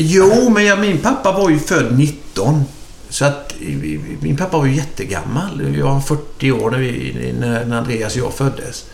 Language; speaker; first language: Swedish; native; Swedish